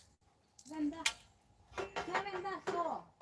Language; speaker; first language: Swedish; non-native, fluent; Indonesian